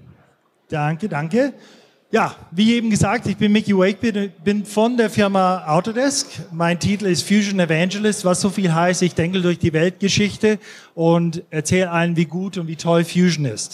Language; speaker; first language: German; non-native, fluent; English